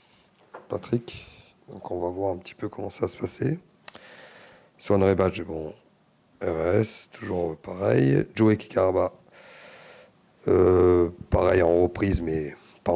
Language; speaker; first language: French; native; French